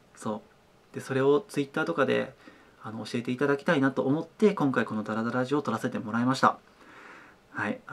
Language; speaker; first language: Japanese; native; Japanese